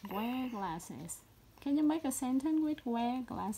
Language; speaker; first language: English; non-native, learner; Vietnamese